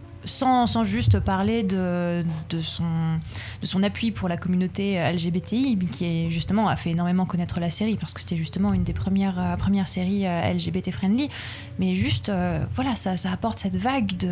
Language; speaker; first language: French; native; French